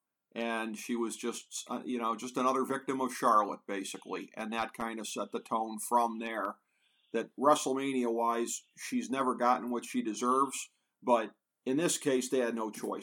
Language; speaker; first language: English; native; English